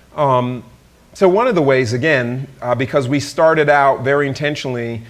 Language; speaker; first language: English; native; English